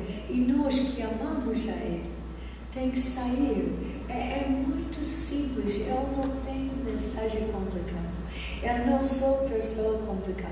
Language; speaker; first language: Portuguese; non-native, fluent; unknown